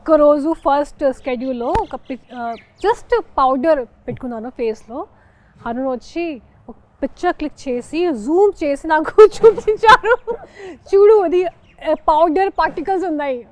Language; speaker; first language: Telugu; non-native, fluent; Hindi